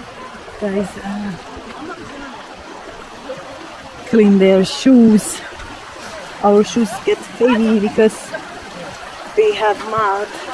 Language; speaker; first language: English; non-native, learner; Kurdish